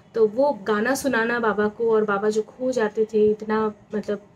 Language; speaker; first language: Hindi; non-native, local second language; Bangla